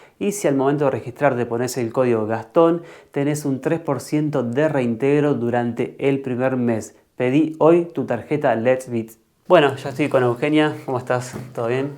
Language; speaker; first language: Spanish; native; Spanish